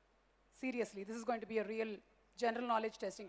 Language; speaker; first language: Telugu; native; Telugu